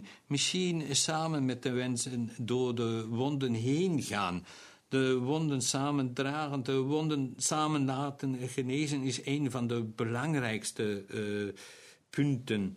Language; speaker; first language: Dutch; non-native, local second language; German